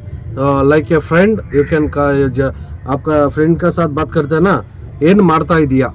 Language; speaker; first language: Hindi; non-native, local second language; Kannada